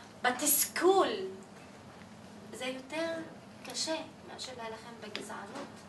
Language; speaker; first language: Hebrew; non-native, local second language; Arabic